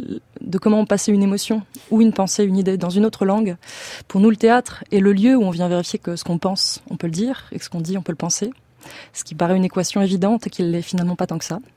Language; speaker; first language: French; native; French